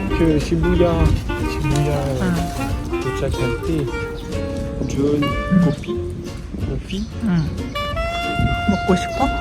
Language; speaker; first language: Korean; non-native, learner; French